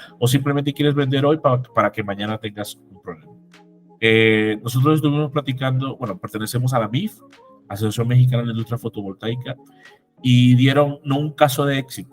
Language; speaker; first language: Spanish; native; Spanish